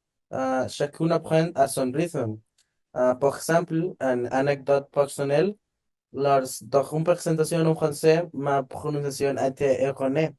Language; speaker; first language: French; non-native, learner; Spanish